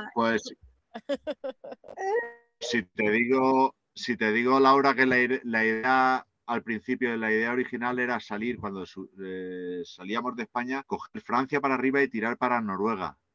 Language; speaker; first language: Spanish; native; Spanish